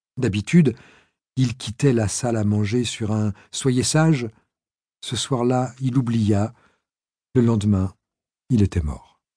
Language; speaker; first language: French; native; French